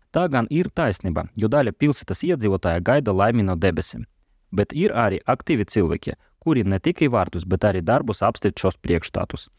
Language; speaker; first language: Latvian; non-native, local second language; Russian